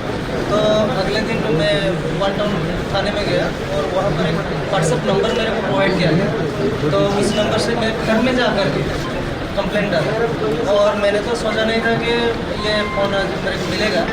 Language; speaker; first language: Hindi; non-native, local second language; Odia